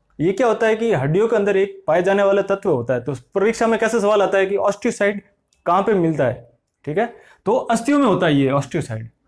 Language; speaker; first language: Hindi; native; Hindi